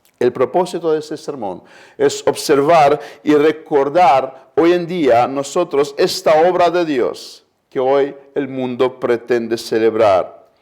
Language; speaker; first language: Spanish; non-native, fluent; Romanian